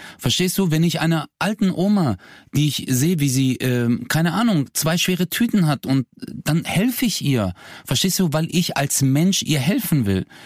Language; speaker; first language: German; early bilingual, other home language; Turkish